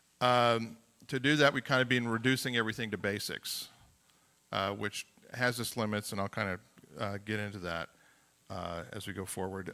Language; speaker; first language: English; native; English